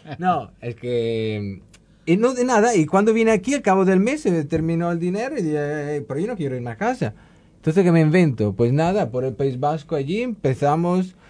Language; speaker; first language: Spanish; non-native, fluent; Italian